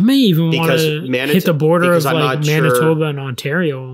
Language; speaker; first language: English; native; English